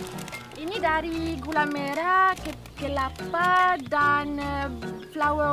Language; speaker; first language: Indonesian; non-native, learner; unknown